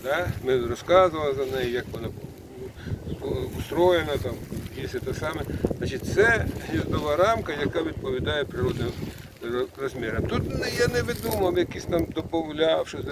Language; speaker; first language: Ukrainian; native; Ukrainian